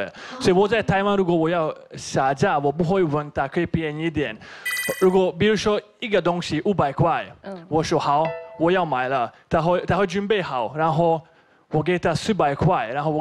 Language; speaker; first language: Chinese; non-native, fluent; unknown